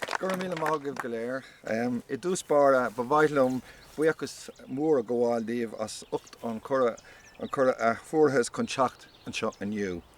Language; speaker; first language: Irish; non-native, local second language; English